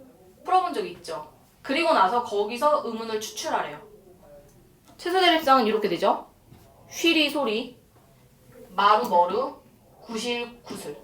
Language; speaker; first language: Korean; native; Korean